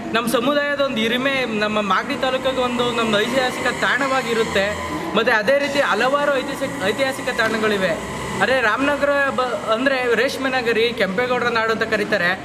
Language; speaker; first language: Kannada; native; Kannada